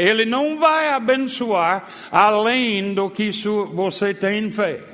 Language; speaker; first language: Portuguese; non-native, fluent; English